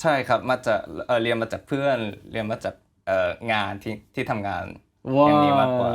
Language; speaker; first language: Thai; early bilingual, other home language; Korean